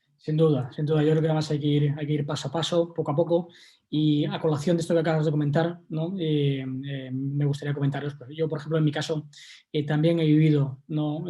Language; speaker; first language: Spanish; native; Spanish